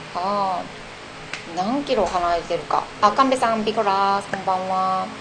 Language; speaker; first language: Japanese; native; Japanese